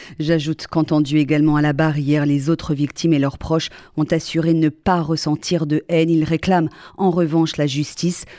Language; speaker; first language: French; native; French